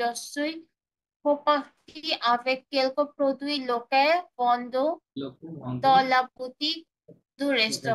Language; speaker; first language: French; non-native, learner; Bangla